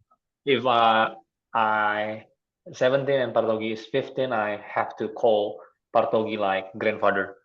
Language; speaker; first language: English; non-native, fluent; Indonesian